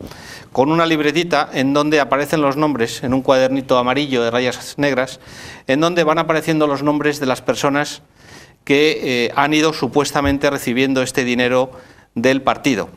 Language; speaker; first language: Spanish; native; Spanish